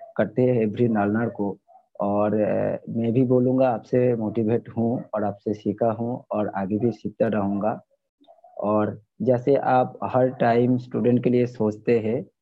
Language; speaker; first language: Hindi; non-native, local second language; Bangla